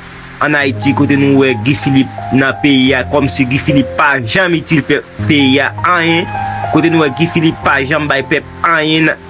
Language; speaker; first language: Haitian Creole; native; Haitian Creole